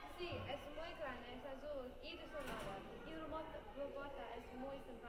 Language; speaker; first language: Spanish; non-native, learner; English